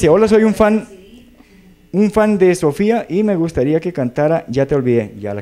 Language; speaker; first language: Spanish; native; Spanish